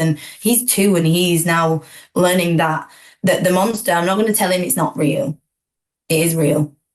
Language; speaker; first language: English; native; English